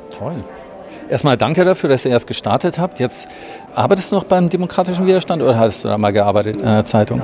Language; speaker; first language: German; native; German